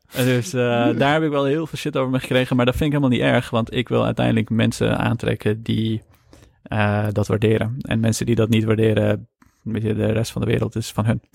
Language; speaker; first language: Dutch; early bilingual, other home language; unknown